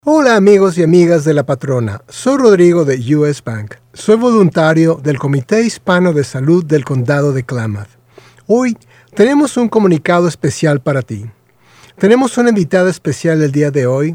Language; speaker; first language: Spanish; native; Spanish